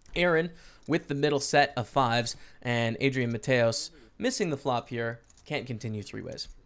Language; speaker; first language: English; native; English